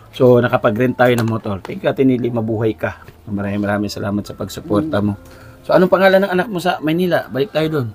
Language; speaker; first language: Filipino; native; Filipino